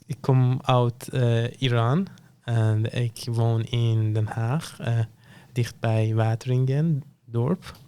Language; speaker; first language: Dutch; non-native, learner; Persian